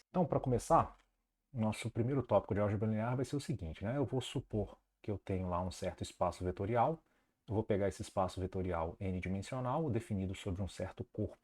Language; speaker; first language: Portuguese; native; Portuguese